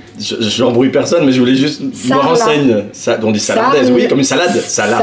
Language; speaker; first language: French; native; French